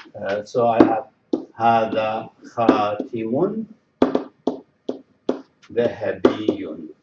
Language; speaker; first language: Arabic; non-native, fluent; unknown